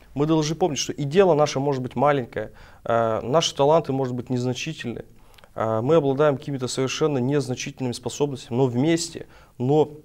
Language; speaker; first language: Russian; native; Russian